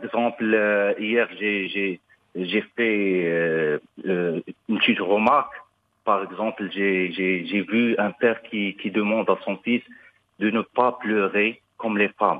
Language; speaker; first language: French; non-native, local second language; Arabic